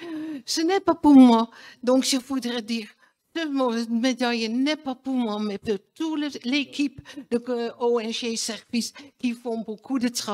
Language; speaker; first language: French; non-native, fluent; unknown